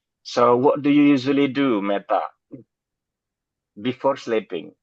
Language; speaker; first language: English; non-native, fluent; Indonesian